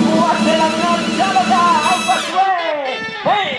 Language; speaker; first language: Basque; native; Basque